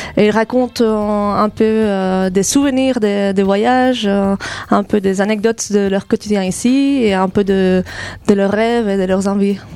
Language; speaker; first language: French; native; French